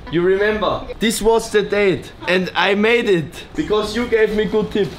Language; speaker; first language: English; non-native, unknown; German